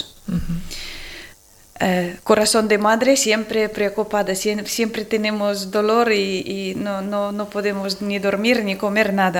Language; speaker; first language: Spanish; non-native, learner; Ukrainian